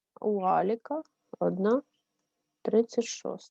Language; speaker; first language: Ukrainian; native; Ukrainian